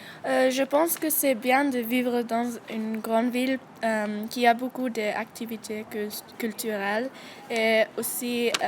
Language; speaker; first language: French; non-native, learner; English